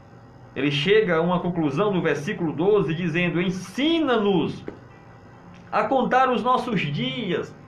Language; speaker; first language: Portuguese; native; Portuguese